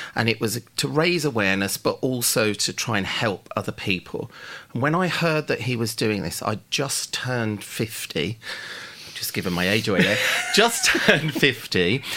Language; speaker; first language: English; native; English